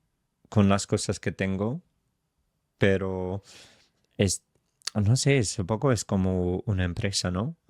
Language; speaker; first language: Spanish; non-native, fluent; English